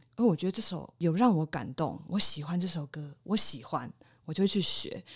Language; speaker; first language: Chinese; native; Chinese